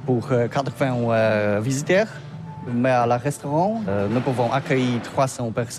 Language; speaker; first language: French; non-native, learner; Polish